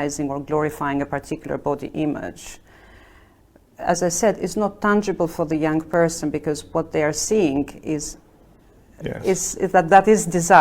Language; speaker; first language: English; non-native, fluent; Albanian